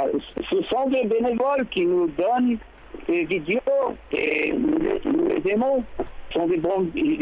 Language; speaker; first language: French; non-native, fluent; English